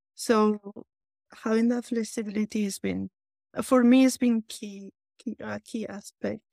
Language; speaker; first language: English; non-native, fluent; Spanish